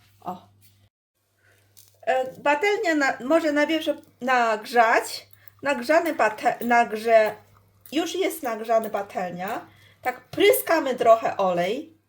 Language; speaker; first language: Polish; non-native, learner; Chinese